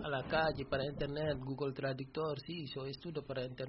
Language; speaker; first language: Spanish; non-native, learner; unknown